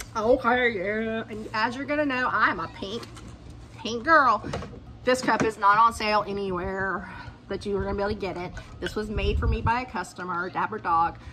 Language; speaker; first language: English; native; English